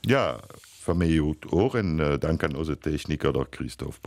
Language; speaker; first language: German; native; German